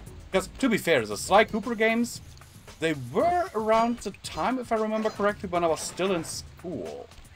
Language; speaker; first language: English; non-native, fluent; German